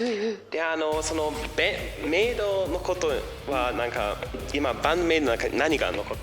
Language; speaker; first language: Japanese; non-native, fluent; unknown